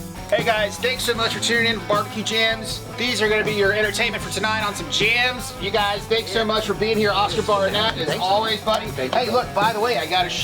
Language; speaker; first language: English; native; English